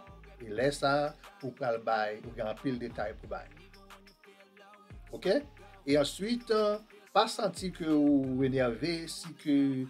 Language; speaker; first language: French; non-native, learner; Haitian Creole